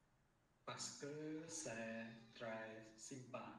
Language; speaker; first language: French; non-native, learner; Khmer